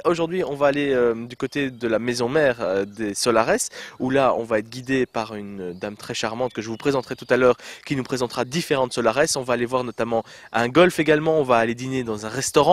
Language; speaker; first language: French; native; French